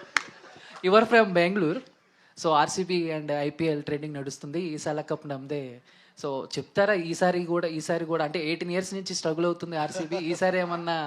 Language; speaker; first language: Telugu; native; Telugu